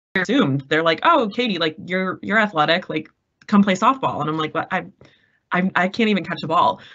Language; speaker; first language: English; native; English